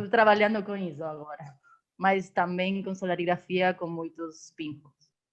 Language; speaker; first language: Portuguese; non-native, learner; Spanish